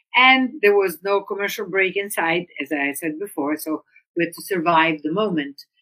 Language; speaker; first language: English; non-native, fluent; Italian